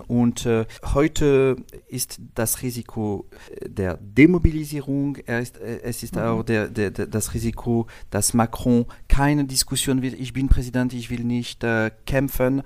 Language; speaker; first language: German; non-native, learner; French